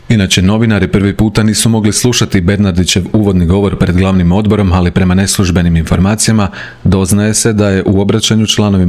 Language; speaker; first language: Croatian; native; Croatian